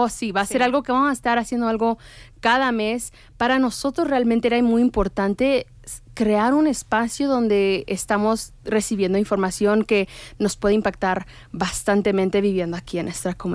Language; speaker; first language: Spanish; native; Spanish